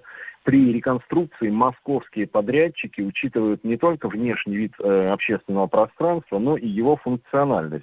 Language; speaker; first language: Russian; native; Russian